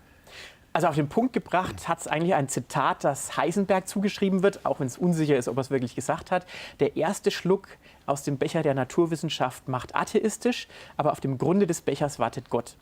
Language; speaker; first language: German; native; German